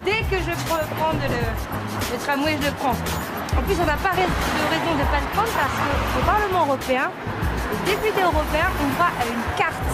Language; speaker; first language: French; native; French